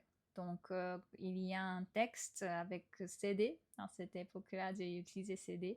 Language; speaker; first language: French; non-native, fluent; Japanese